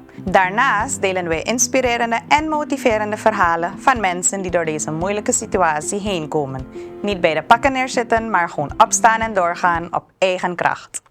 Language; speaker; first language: Dutch; native; Dutch